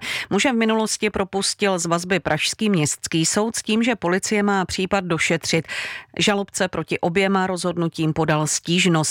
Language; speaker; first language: Czech; native; Czech